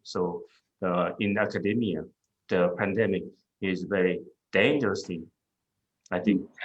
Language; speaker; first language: English; non-native, fluent; Korean